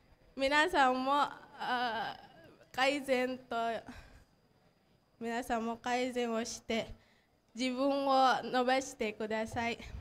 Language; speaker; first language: Japanese; non-native, learner; Indonesian